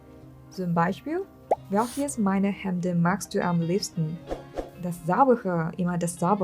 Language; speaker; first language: German; non-native, learner; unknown